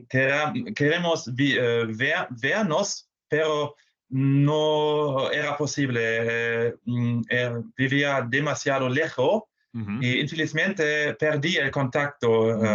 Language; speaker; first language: Spanish; non-native, fluent; German